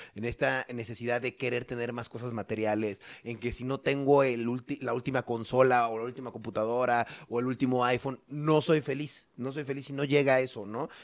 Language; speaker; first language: Spanish; native; Spanish